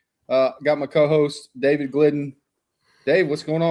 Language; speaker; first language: English; native; English